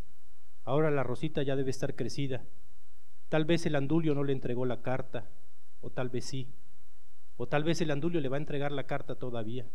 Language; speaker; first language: Spanish; native; Spanish